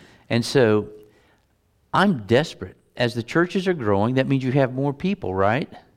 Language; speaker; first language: English; native; English